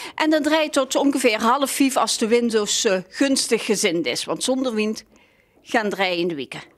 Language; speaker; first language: Dutch; native; Dutch